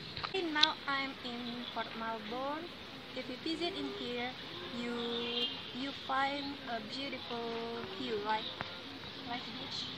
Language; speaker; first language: English; non-native, learner; Indonesian